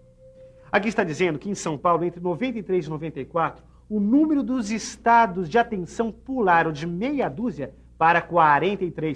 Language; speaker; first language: Portuguese; native; Portuguese